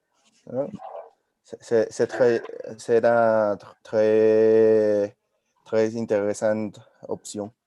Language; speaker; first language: French; non-native, learner; Spanish